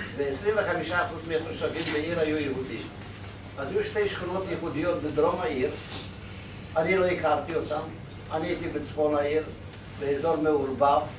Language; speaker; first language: Hebrew; non-native, fluent; Polish